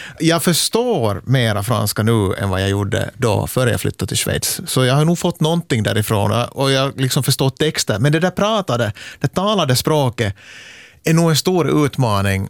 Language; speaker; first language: Swedish; native; Swedish